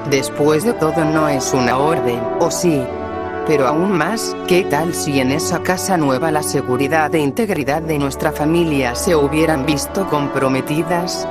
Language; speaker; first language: Spanish; native; Spanish